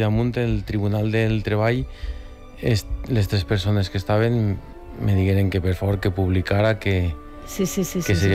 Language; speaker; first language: Catalan; native; Catalan